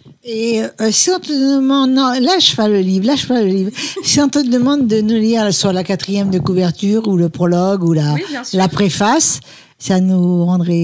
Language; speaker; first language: French; native; French